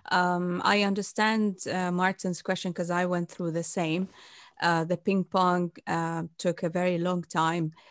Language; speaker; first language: English; non-native, fluent; Arabic